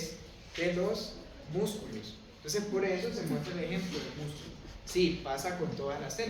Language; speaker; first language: Spanish; native; Spanish